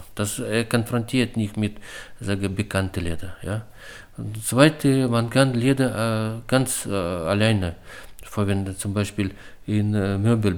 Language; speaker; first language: German; non-native, learner; Russian